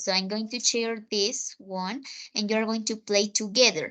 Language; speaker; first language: English; non-native, fluent; Spanish